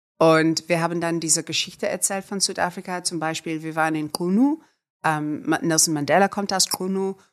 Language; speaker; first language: German; non-native, fluent; Afrikaans